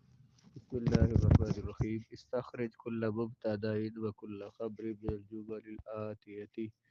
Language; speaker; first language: Arabic; non-native, fluent; Urdu